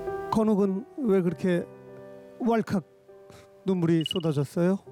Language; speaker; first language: Korean; native; Korean